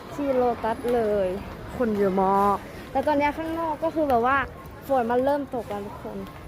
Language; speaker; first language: Thai; native; Thai